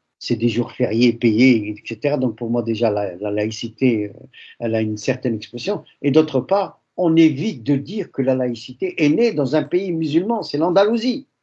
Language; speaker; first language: French; early bilingual, other home language; Arabic